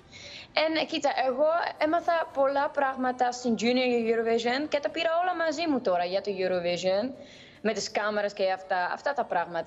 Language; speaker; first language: Greek; early bilingual, heritage; Greek